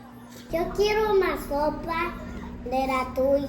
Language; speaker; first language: Spanish; early bilingual, other home language; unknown